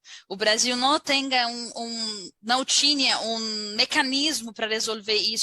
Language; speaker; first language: Portuguese; non-native, learner; Arabic